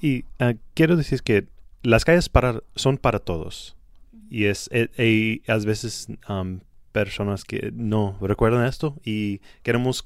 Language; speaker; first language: Spanish; non-native, learner; English